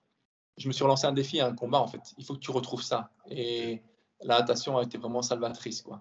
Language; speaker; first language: French; native; French